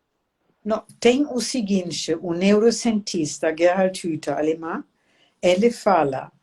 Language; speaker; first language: Portuguese; non-native, fluent; German